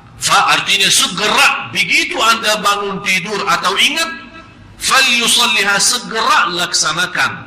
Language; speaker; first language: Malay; non-native, fluent; Arabic